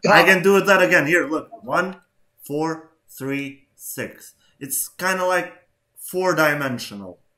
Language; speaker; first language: English; non-native, fluent; Albanian